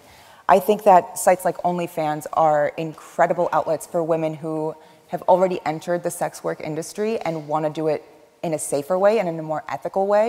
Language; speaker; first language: English; early bilingual, other home language; Arabic